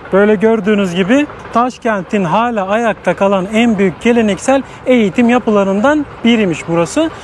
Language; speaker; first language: Turkish; native; Turkish